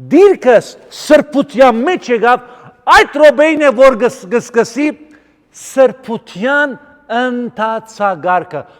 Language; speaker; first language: Armenian; early bilingual, heritage; Armenian